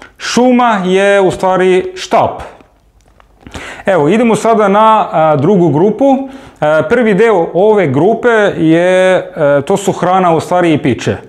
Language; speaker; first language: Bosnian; non-native, fluent; Arabic